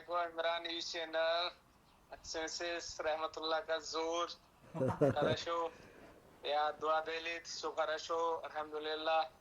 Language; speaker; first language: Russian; non-native, learner; Hindi